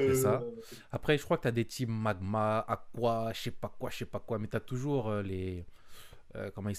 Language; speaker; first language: French; native; French